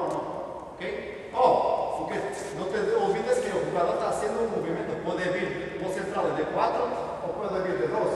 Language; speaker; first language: Spanish; non-native, learner; Portuguese